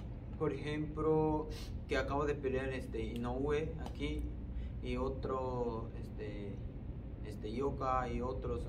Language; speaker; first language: Spanish; non-native, fluent; Japanese